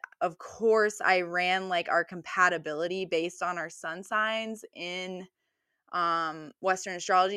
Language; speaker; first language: English; native; English